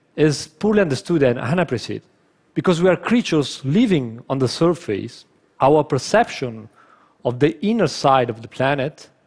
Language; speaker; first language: English; non-native, fluent; Italian